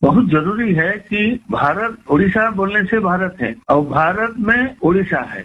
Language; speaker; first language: Hindi; non-native, local second language; Odia